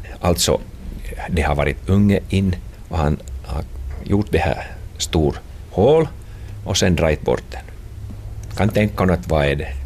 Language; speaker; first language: Swedish; non-native, local second language; Finnish